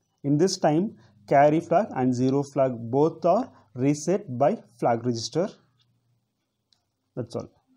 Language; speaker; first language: English; non-native, local second language; Tamil